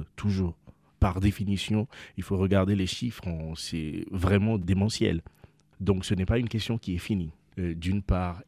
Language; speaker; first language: French; non-native, local second language; Ewe